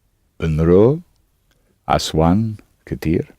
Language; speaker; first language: Arabic; non-native, learner; English